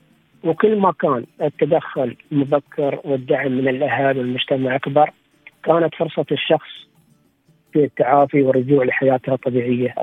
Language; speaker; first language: Arabic; native; Arabic